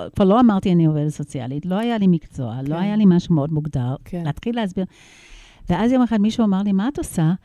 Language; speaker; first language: Hebrew; non-native, fluent; English